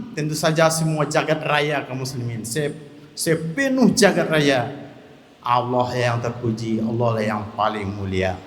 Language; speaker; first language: Indonesian; native; Indonesian